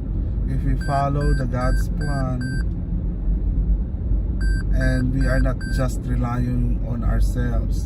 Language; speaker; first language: English; non-native, local second language; Filipino